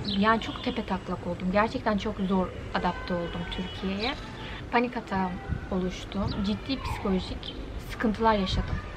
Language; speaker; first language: Turkish; early bilingual, heritage; Turkish